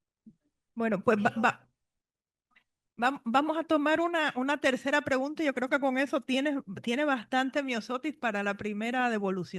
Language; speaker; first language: Spanish; native; Spanish